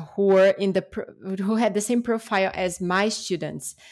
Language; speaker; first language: English; non-native, fluent; Portuguese